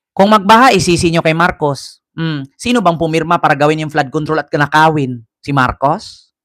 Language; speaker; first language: Filipino; native; Filipino